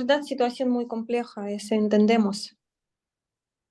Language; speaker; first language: Spanish; non-native, learner; Russian